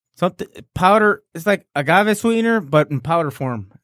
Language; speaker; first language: English; non-native, fluent; Spanish